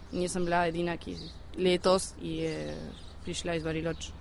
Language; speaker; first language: Slovenian; early bilingual, heritage; Slovenian